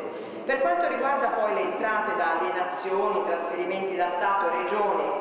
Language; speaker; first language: Italian; native; Italian